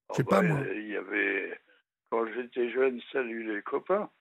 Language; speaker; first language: French; native; French